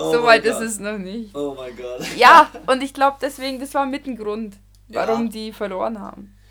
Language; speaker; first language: German; native; German